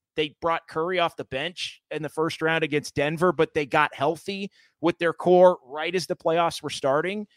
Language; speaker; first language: English; native; English